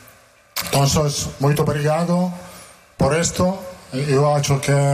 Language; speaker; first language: Portuguese; non-native, fluent; Italian